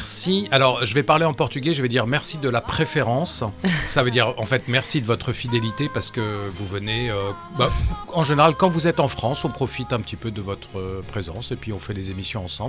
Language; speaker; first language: French; native; French